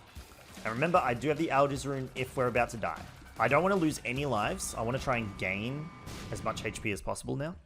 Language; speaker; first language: English; native; English